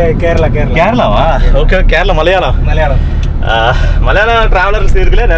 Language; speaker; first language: Tamil; non-native, learner; Telugu